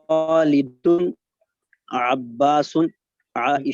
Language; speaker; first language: Arabic; non-native, learner; Urdu